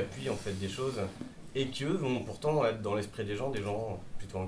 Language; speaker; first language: French; native; French